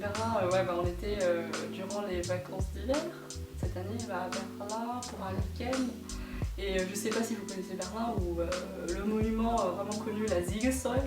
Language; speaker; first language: French; native; French